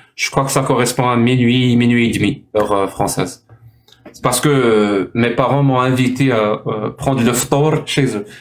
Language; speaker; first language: French; non-native, local second language; Arabic